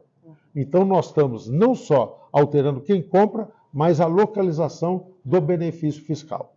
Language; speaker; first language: Portuguese; native; Portuguese